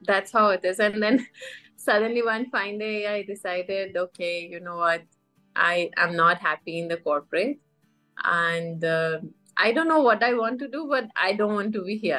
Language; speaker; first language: English; non-native, fluent; Persian